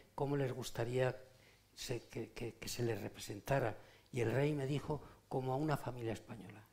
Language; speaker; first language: Spanish; native; Spanish